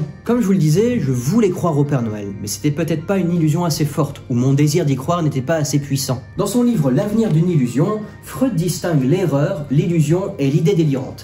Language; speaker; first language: French; native; French